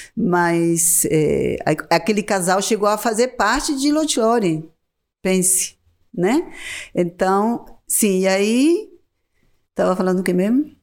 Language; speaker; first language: Portuguese; non-native, fluent; Spanish